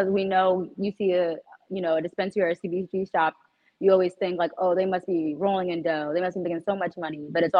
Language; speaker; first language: English; native; English